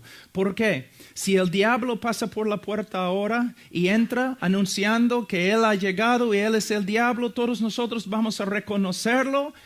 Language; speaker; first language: Spanish; non-native, fluent; English